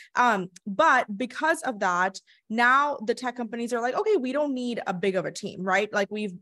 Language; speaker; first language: English; early bilingual, other home language; Hindi